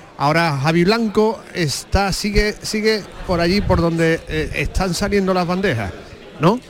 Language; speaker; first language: Spanish; native; Spanish